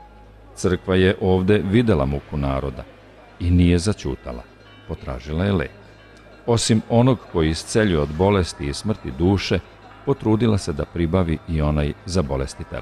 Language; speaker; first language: Serbian; native; Serbian